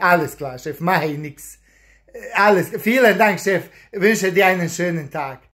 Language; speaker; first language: German; non-native, learner; Bosnian